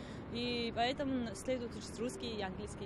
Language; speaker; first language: Russian; non-native, local second language; Georgian